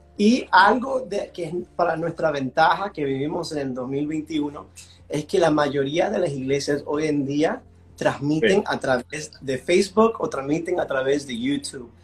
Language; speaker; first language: Spanish; early bilingual, heritage; Spanish